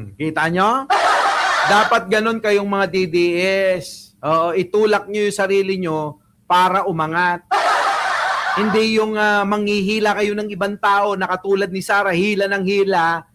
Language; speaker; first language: Filipino; native; Filipino